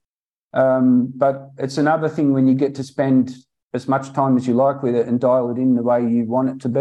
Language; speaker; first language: English; native; English